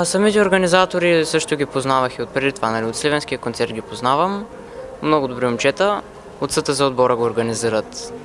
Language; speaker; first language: Bulgarian; native; Bulgarian